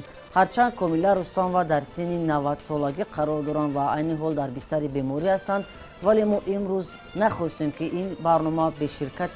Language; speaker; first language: Persian; native; Persian